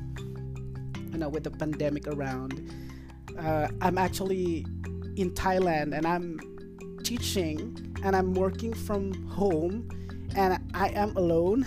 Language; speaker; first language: English; non-native, local second language; Filipino